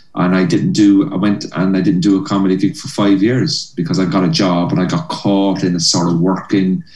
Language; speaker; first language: English; native; English